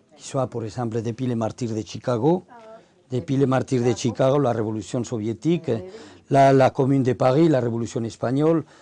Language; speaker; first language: French; non-native, fluent; Spanish